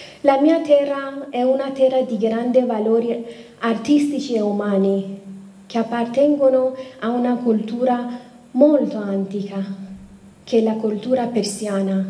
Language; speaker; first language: Italian; non-native, fluent; Persian